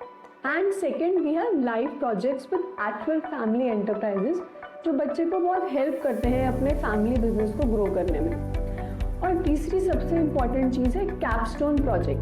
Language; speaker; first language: Hindi; native; Hindi